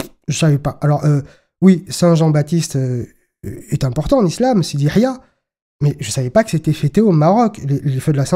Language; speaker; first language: French; native; French